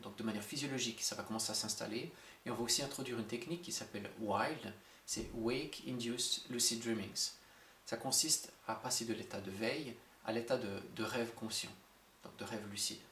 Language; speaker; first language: French; native; French